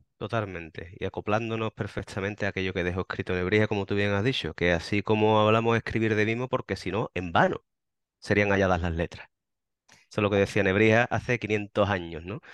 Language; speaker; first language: Spanish; native; Spanish